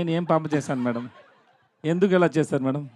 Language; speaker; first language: Telugu; non-native, learner; Tamil